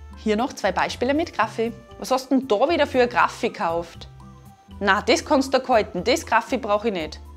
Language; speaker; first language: German; native; German